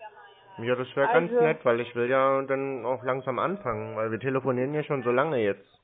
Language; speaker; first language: German; native; German